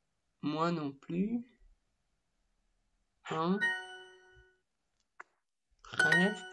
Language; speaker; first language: French; non-native, fluent; Russian